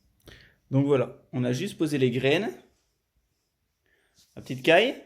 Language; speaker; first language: French; native; French